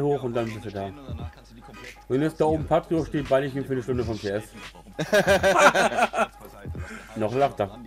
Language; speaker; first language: German; native; German